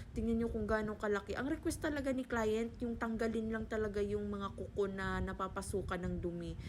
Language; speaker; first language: Filipino; non-native, local second language; Hiligaynon